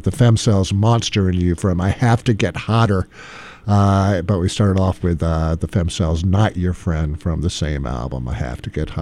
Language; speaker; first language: English; native; English